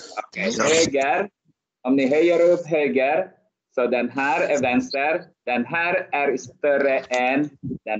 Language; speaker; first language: Swedish; non-native, fluent; Arabic